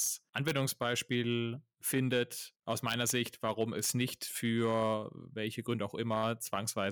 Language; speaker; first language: German; native; German